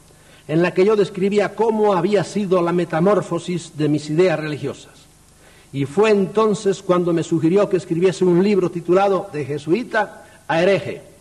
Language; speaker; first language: Spanish; native; Spanish